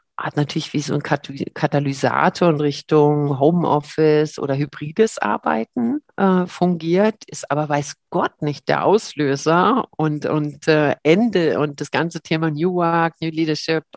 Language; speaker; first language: German; native; German